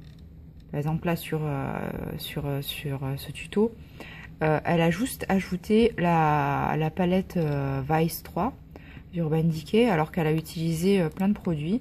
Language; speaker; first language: French; native; French